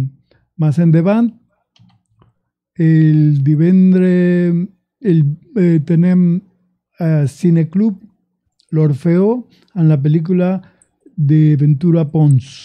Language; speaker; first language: Catalan; non-native, learner; Spanish